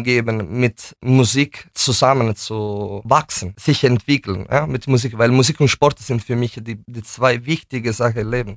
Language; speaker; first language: German; non-native, fluent; Italian